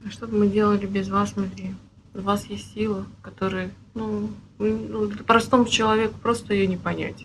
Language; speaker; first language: Russian; native; Russian